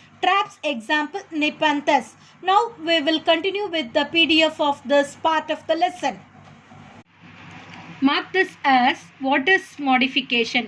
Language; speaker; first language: English; non-native, local second language; Tamil